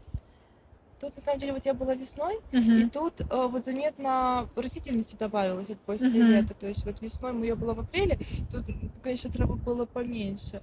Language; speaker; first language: Russian; native; Russian